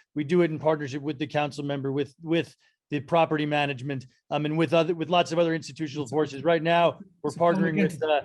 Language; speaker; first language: English; native; English